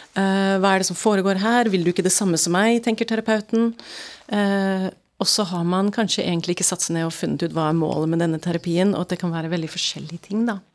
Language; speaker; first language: Norwegian; early bilingual, other home language; English